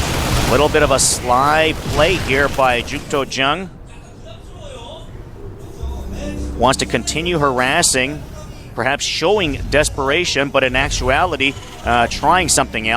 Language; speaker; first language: English; native; English